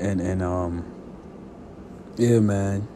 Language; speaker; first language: English; native; English